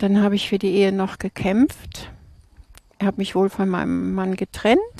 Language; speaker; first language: German; native; German